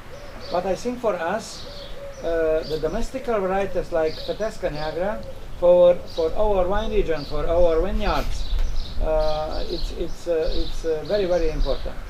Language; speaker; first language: English; non-native, learner; Romanian